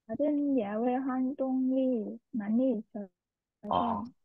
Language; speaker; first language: Korean; non-native, learner; Vietnamese